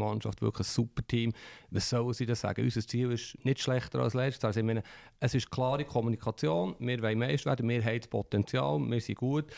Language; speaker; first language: German; native; German